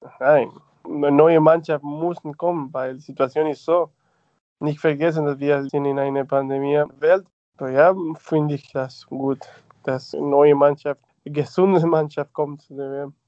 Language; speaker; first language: German; non-native, fluent; Spanish